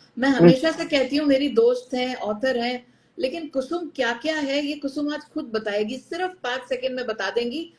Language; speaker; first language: Hindi; native; Hindi